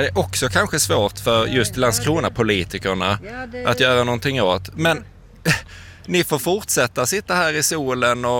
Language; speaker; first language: Swedish; native; Swedish